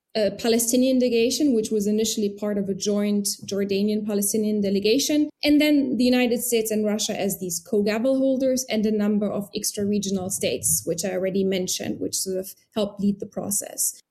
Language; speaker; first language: English; non-native, fluent; German